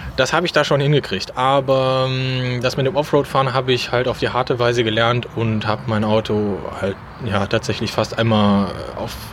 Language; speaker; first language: German; native; German